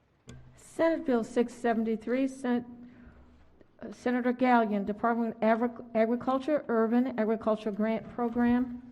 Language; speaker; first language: English; native; English